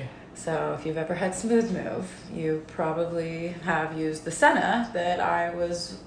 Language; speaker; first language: English; native; English